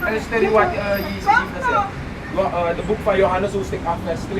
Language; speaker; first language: Dutch; non-native, local second language; Sranan Tongo